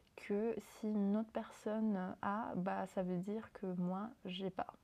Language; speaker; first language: French; non-native, fluent; Spanish